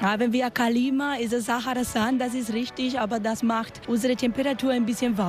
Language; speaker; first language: German; non-native, learner; Spanish